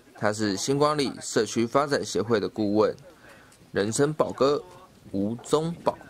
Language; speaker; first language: Chinese; native; Chinese